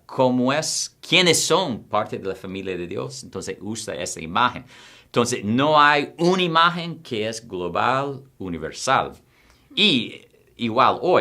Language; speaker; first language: Spanish; non-native, fluent; English